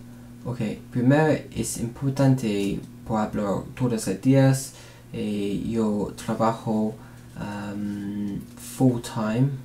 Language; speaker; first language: Spanish; non-native, learner; English